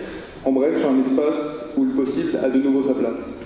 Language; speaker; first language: French; native; French